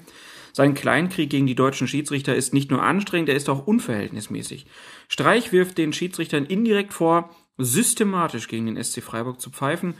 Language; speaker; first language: German; native; German